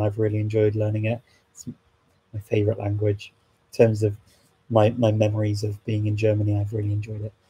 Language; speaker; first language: English; native; English